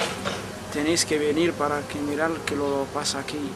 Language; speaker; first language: Spanish; non-native, learner; Arabic